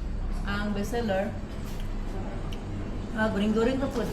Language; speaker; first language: Filipino; non-native, local second language; Cebuano